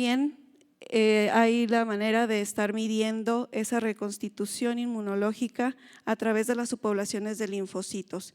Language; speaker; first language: Spanish; native; Spanish